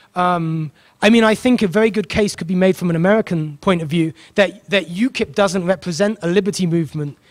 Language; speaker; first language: English; native; English